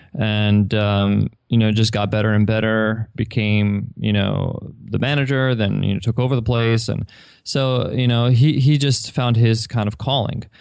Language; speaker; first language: English; native; English